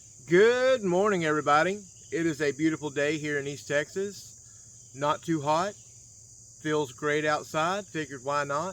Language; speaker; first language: English; native; English